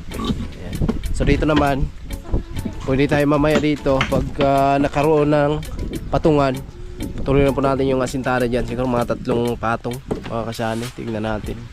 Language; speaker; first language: Filipino; non-native, local second language; Cebuano